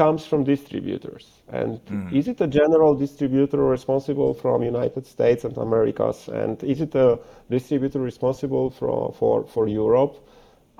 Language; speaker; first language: English; non-native, fluent; Polish